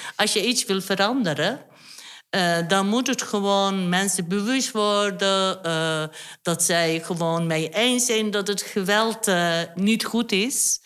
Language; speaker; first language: Dutch; non-native, fluent; Turkish